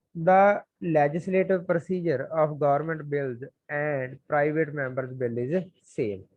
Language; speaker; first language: English; non-native, local second language; Punjabi